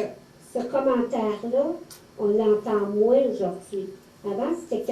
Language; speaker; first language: French; native; French